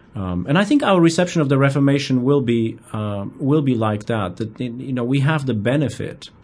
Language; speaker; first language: English; non-native, fluent; Polish